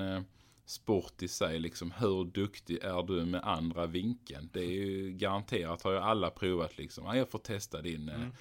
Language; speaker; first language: Swedish; native; Swedish